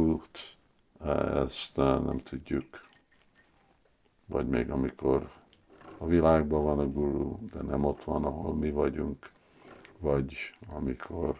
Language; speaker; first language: Hungarian; early bilingual, heritage; Hungarian